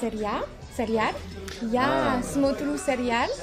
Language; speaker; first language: Russian; non-native, learner; French